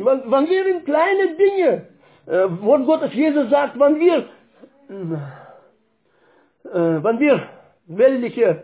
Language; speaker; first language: German; non-native, fluent; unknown